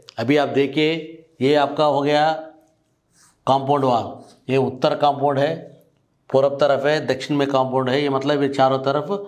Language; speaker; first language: Hindi; non-native, local second language; Telugu